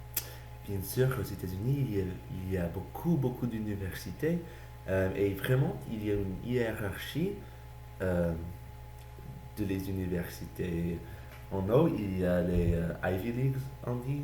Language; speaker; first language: French; non-native, learner; English